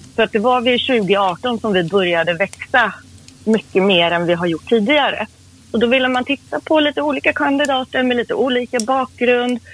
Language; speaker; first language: Swedish; early bilingual, other home language; Persian